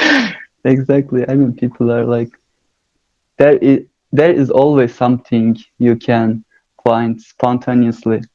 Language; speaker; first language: English; non-native, learner; Turkish